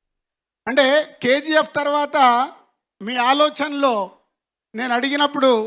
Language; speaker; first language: Telugu; native; Telugu